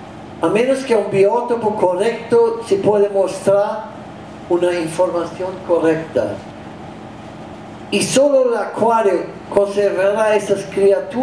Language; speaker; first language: Spanish; non-native, fluent; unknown